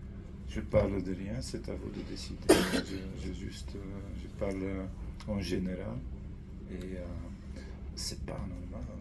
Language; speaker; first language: French; non-native, fluent; Dutch